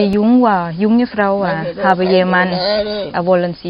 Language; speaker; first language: German; non-native, learner; Thai